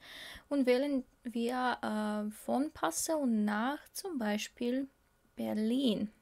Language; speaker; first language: German; non-native, fluent; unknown